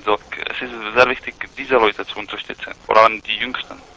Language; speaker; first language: German; non-native, fluent; Czech